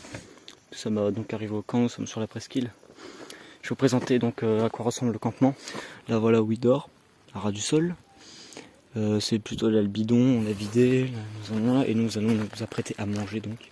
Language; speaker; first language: French; native; French